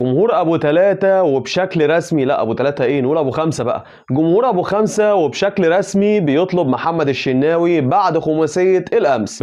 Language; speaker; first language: Arabic; native; Arabic